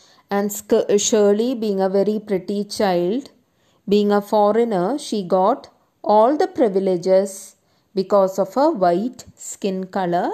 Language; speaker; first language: English; non-native, local second language; Malayalam